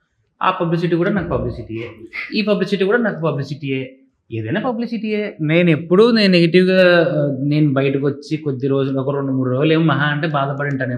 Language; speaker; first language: Telugu; native; Telugu